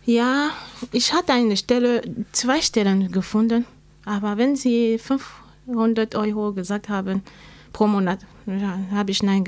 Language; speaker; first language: German; non-native, learner; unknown